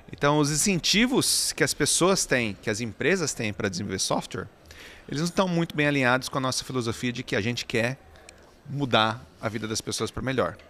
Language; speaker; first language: Portuguese; native; Portuguese